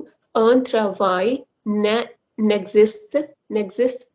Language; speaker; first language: French; non-native, learner; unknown